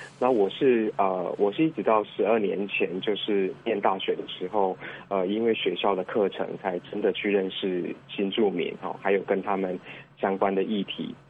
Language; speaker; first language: Chinese; native; Chinese